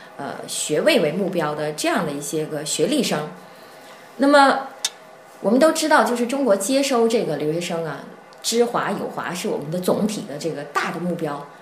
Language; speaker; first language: Chinese; native; Chinese